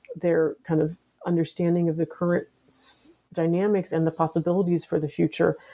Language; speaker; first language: English; native; English